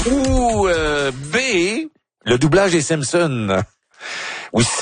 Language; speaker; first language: French; native; French